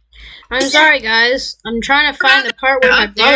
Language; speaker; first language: English; native; English